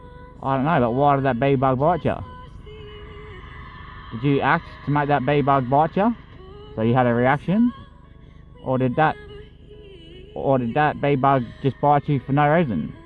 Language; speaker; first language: English; native; English